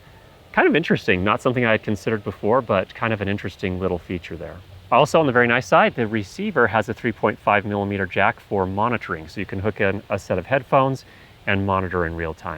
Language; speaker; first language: English; native; English